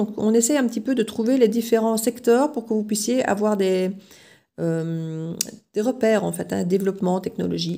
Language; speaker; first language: French; native; French